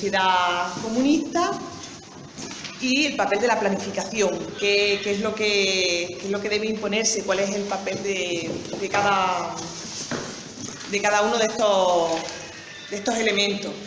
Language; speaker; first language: Spanish; native; Spanish